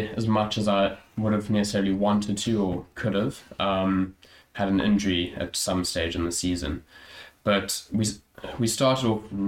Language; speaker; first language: English; native; English